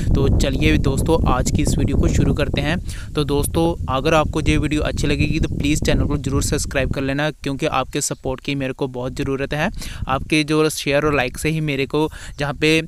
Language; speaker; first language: Hindi; non-native, local second language; Punjabi